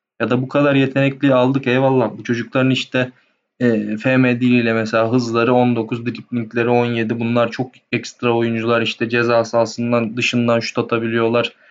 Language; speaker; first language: Turkish; native; Turkish